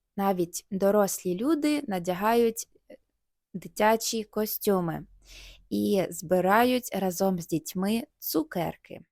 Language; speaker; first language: Ukrainian; native; Ukrainian